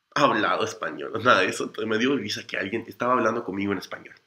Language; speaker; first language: Spanish; non-native, fluent; English